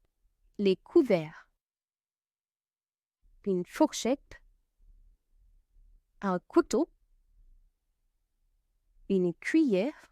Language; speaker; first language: French; non-native, fluent; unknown